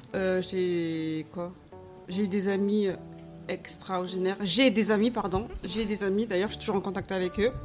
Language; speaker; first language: French; native; French